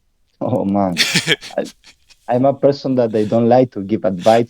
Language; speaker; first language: English; non-native, learner; Spanish